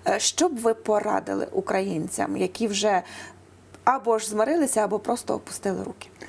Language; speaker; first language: Ukrainian; native; Ukrainian